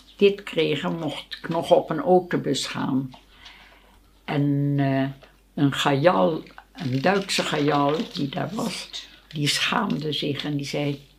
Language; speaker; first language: Dutch; native; Dutch